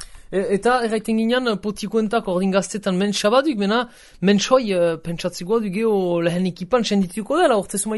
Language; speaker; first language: Basque; native; Basque